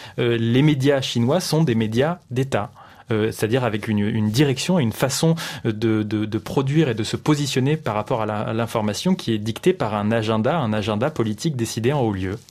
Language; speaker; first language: French; native; French